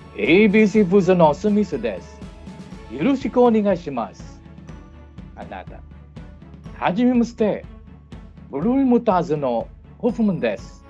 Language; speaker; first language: Japanese; non-native, fluent; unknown